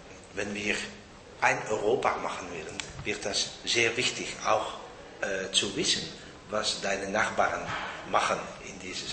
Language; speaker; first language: German; non-native, fluent; Dutch